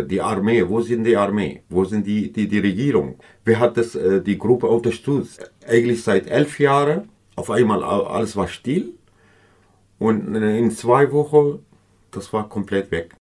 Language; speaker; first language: German; non-native, learner; Kurdish